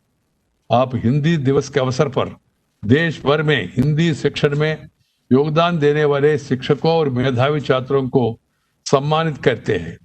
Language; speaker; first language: Hindi; non-native, local second language; Telugu